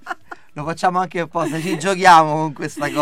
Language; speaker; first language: Italian; native; Italian